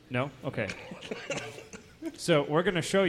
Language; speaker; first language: English; native; English